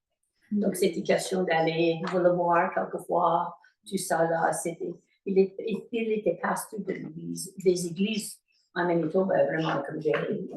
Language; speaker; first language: French; native; French